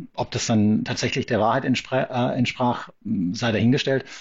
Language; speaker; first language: German; native; German